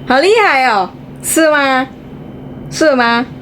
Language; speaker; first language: Chinese; non-native, learner; Indonesian